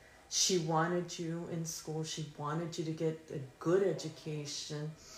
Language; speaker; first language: English; early bilingual, other home language; Spanish